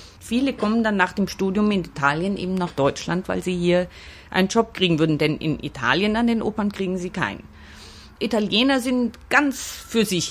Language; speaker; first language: German; native; German